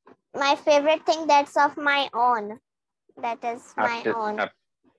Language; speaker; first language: English; non-native, learner; Hindi